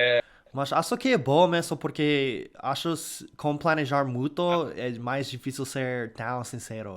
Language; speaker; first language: Portuguese; non-native, fluent; English